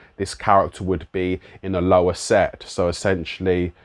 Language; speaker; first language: English; native; English